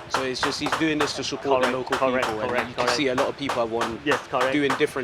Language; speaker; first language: English; native; English